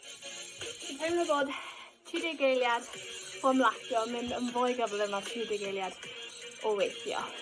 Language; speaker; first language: Welsh; non-native, local second language; English